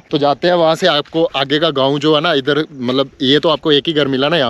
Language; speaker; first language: Hindi; native; Hindi